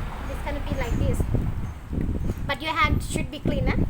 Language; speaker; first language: English; non-native, learner; Thai